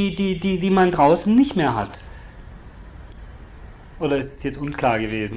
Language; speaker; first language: German; native; German